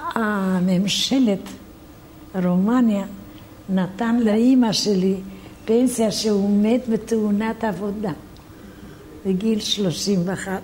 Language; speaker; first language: Hebrew; non-native, fluent; Romanian